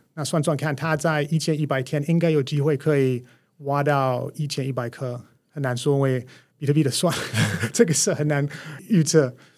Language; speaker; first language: Chinese; non-native, fluent; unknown